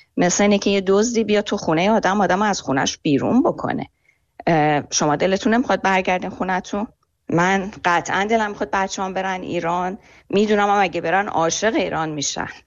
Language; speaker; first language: Persian; native; Persian